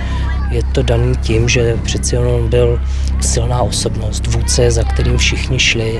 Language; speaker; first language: Czech; native; Czech